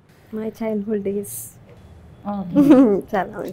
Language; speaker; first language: Telugu; non-native, learner; Malayalam